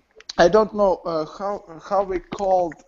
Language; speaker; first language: English; non-native, learner; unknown